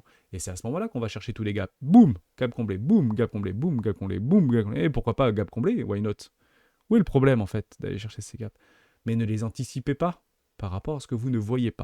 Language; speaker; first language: French; native; French